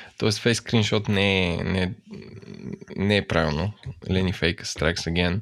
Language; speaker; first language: Bulgarian; native; Bulgarian